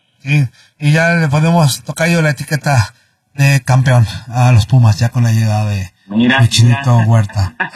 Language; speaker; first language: Spanish; native; Spanish